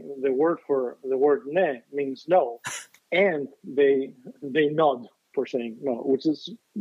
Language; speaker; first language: English; non-native, fluent; Greek